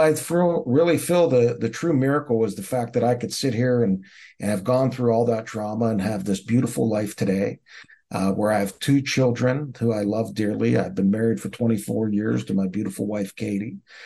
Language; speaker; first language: English; native; English